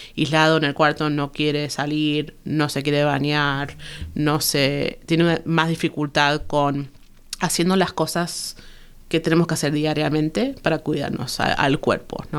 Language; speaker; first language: Spanish; early bilingual, heritage; Spanish